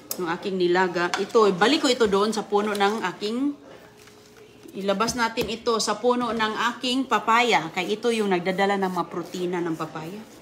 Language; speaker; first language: Filipino; non-native, local second language; Cebuano